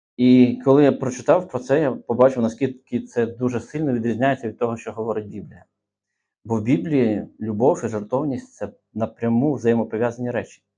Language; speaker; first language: Ukrainian; native; Ukrainian